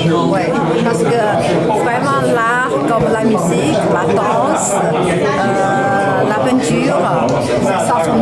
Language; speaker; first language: French; non-native, learner; Chinese